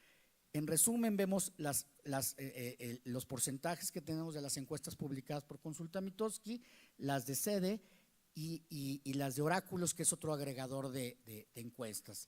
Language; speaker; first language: Spanish; native; Spanish